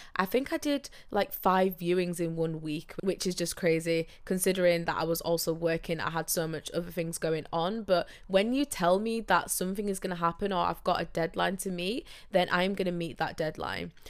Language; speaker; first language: English; native; English